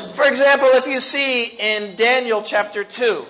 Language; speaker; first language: English; native; English